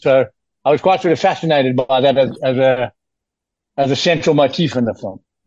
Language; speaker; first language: English; native; English